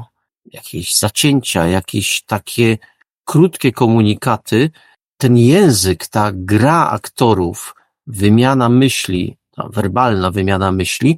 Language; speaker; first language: Polish; native; Polish